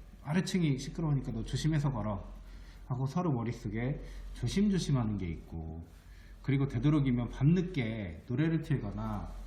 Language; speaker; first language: Korean; native; Korean